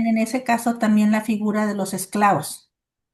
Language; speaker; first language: Spanish; native; Spanish